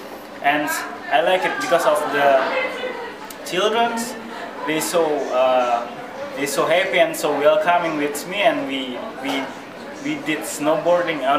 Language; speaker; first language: English; non-native, learner; Indonesian